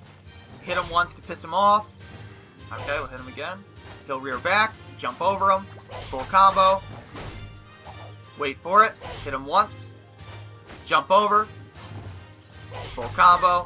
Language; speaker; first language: English; native; English